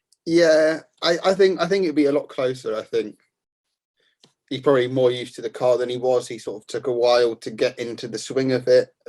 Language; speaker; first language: English; native; English